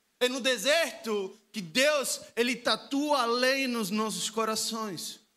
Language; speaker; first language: Portuguese; non-native, fluent; Spanish